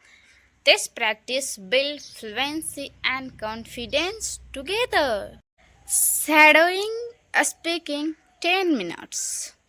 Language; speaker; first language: English; non-native, local second language; Hindi